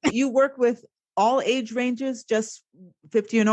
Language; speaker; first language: English; native; English